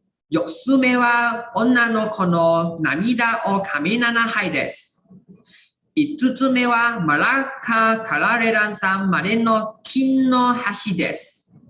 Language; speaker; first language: Japanese; non-native, learner; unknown